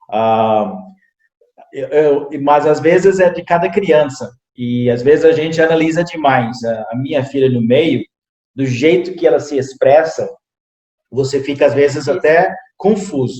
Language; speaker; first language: Portuguese; non-native, fluent; English